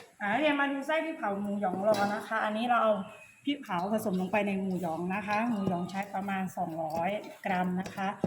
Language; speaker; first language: Thai; native; Thai